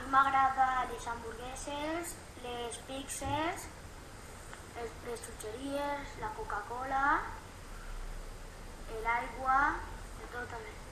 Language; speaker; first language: Catalan; non-native, local second language; Spanish